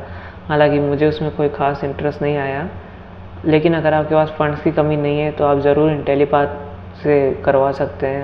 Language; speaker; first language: Hindi; native; Hindi